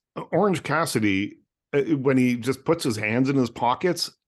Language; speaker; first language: English; native; English